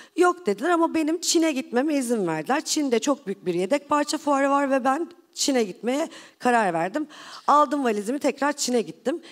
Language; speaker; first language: Turkish; native; Turkish